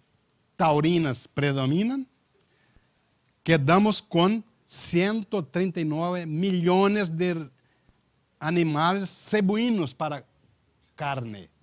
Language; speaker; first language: Spanish; non-native, learner; Portuguese